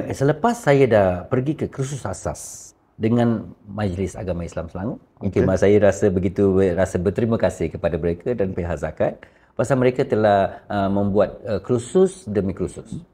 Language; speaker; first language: Malay; non-native, local second language; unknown